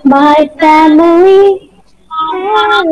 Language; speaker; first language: English; non-native, fluent; Vietnamese